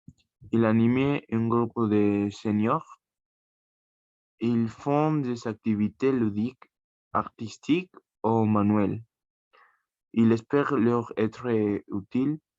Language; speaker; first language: French; non-native, learner; Spanish